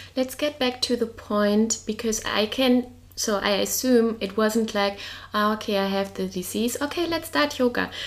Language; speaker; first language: English; non-native, fluent; German